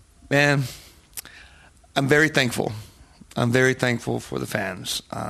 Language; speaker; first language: English; early bilingual, other home language; Spanish